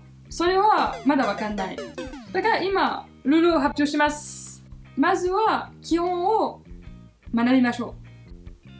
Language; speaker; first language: Japanese; non-native, fluent; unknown